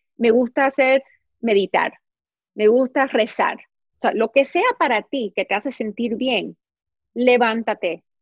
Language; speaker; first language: Spanish; early bilingual, heritage; Spanish